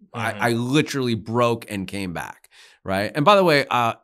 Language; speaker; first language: English; native; English